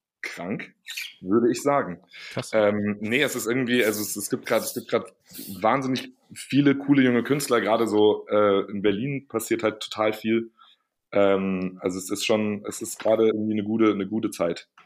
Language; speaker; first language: German; native; German